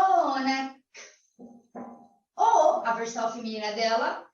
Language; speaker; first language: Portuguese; non-native, fluent; Arabic